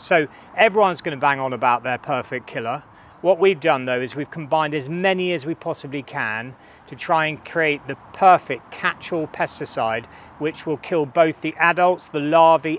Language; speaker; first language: English; native; English